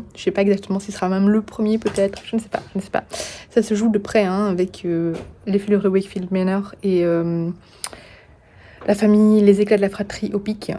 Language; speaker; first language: French; native; French